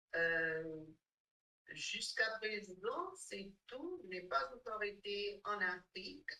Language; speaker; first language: French; non-native, fluent; English